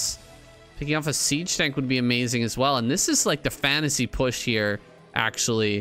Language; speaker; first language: English; native; English